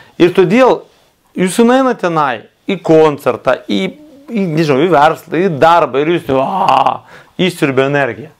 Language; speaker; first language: Lithuanian; non-native, local second language; Russian